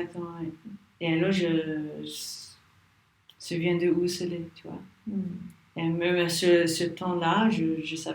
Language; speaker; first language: French; non-native, learner; English